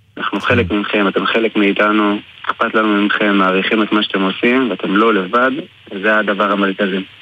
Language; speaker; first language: Hebrew; early bilingual, other home language; English